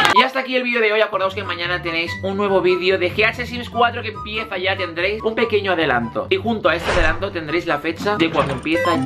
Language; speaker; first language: Spanish; native; Spanish